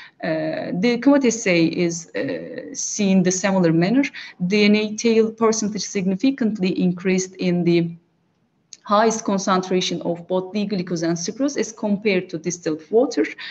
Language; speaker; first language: English; non-native, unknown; Turkish